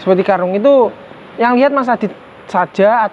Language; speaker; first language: Indonesian; native; Indonesian